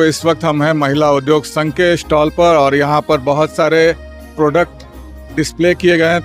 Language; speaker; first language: Hindi; native; Hindi